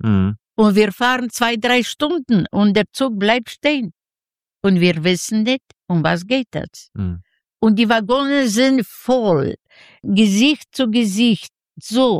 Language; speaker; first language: German; non-native, fluent; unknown